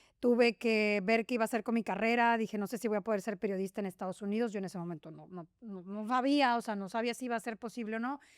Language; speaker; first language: Spanish; native; Spanish